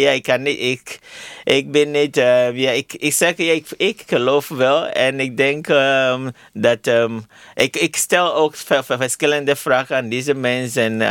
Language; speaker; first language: Dutch; non-native, fluent; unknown